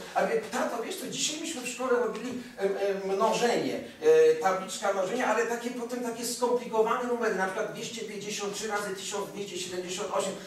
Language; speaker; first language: Polish; early bilingual, heritage; Polish